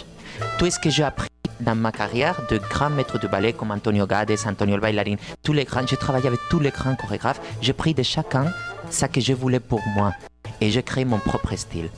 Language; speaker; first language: French; non-native, fluent; Spanish